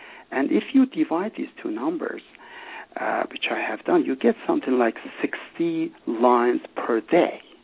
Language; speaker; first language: English; non-native, fluent; Persian